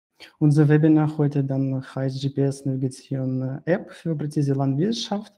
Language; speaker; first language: German; non-native, fluent; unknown